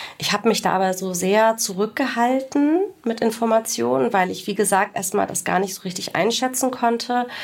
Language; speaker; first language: German; early bilingual, other home language; Greek